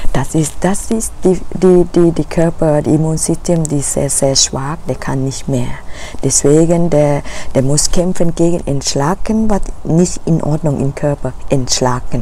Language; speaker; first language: German; non-native, learner; Thai